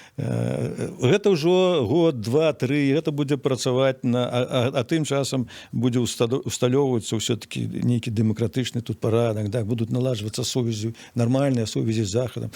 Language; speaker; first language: Belarusian; native; Belarusian